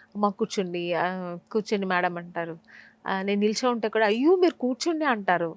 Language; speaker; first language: Telugu; native; Telugu